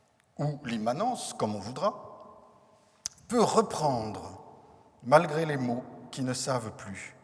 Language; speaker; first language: French; native; French